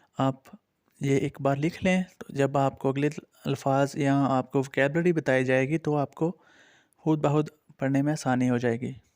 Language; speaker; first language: Urdu; native; Urdu